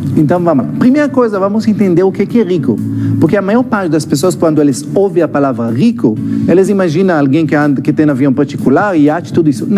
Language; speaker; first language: Portuguese; non-native, fluent; Hebrew